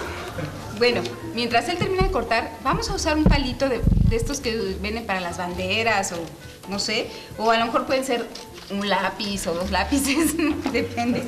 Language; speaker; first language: Spanish; native; Spanish